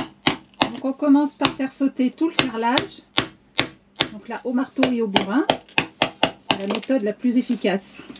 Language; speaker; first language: French; native; French